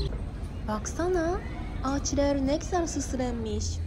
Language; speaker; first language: Turkish; non-native, learner; Japanese